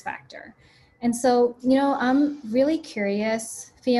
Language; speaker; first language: English; early bilingual, other home language; Cantonese